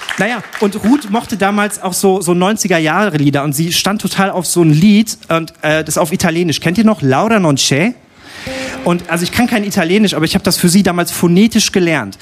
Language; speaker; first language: German; native; German